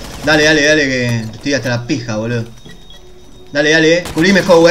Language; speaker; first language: Spanish; native; Spanish